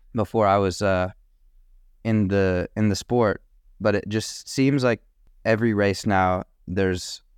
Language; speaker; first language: English; native; English